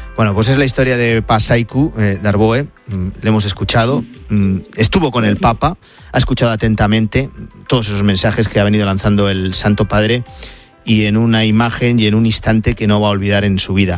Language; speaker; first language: Spanish; native; Spanish